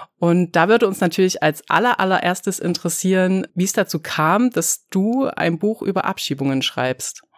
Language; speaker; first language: German; native; German